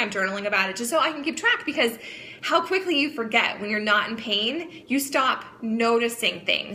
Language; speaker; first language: English; native; English